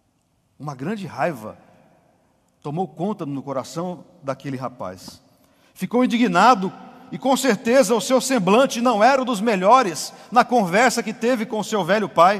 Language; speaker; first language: Portuguese; native; Portuguese